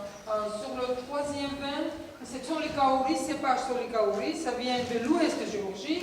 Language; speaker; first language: French; non-native, fluent; Georgian